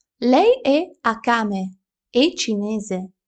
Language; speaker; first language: Italian; non-native, fluent; Ukrainian